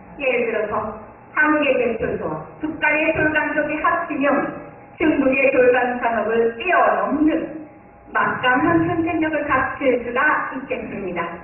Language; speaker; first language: Korean; non-native, fluent; Japanese